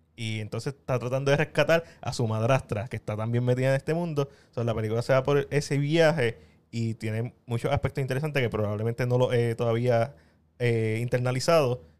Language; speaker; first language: Spanish; native; Spanish